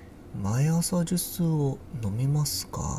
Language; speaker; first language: Japanese; non-native, learner; English